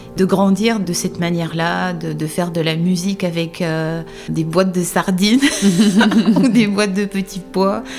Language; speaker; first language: French; native; French